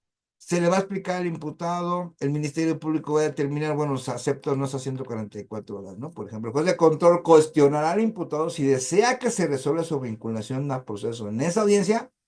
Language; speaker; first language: Spanish; native; Spanish